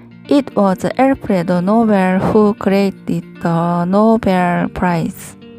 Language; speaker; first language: English; non-native, learner; Korean